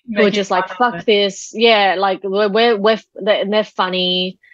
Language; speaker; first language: English; early bilingual, other home language; Chinese